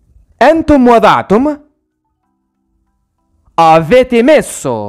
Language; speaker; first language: Italian; non-native, fluent; Arabic